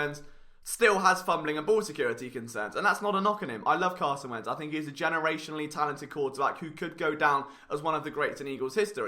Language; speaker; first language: English; native; English